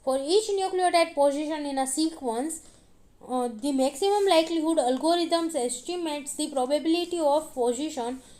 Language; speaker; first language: English; non-native, local second language; Gujarati